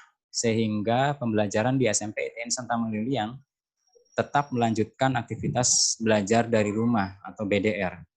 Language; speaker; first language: Indonesian; native; Indonesian